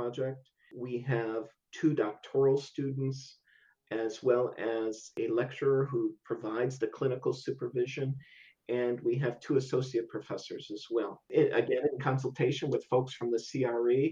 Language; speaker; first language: English; native; English